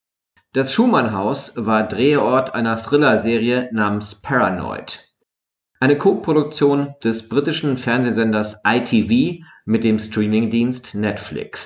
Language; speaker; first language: German; native; German